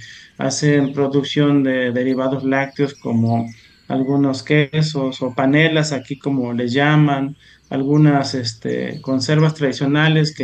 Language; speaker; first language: Spanish; native; Spanish